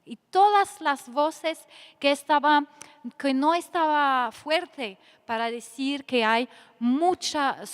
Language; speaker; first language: Spanish; non-native, fluent; French